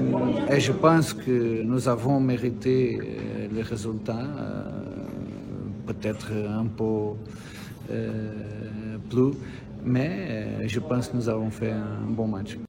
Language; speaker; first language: French; non-native, fluent; Portuguese